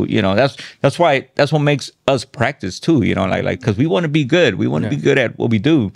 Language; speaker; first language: English; native; English